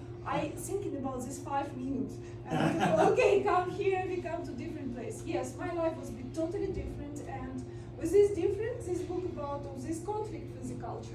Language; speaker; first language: English; non-native, learner; Russian